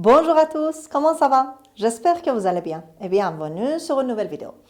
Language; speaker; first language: French; non-native, fluent; Persian